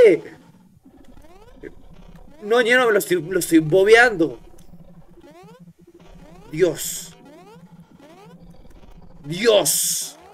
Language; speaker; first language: Spanish; native; Spanish